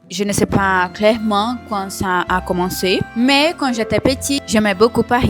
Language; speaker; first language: French; non-native, learner; Portuguese